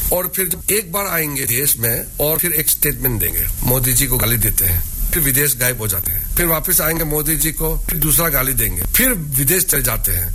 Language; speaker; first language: Hindi; non-native, local second language; Odia